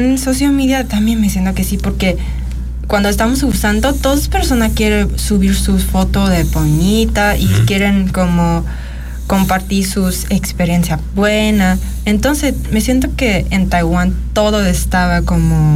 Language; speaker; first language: Spanish; non-native, learner; Chinese